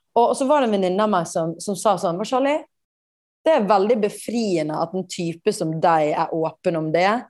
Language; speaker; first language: Norwegian; native; Norwegian